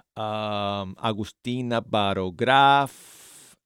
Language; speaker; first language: Spanish; native; Spanish